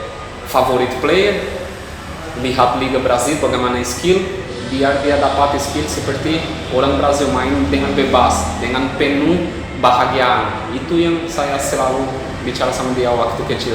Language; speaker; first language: Indonesian; non-native, fluent; Portuguese